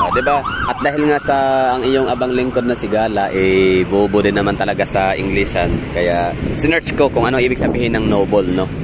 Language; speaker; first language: Filipino; non-native, local second language; Cebuano